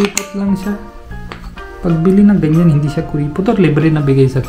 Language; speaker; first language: Filipino; non-native, learner; Hindi